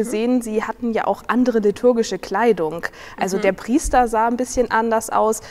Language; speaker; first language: German; native; German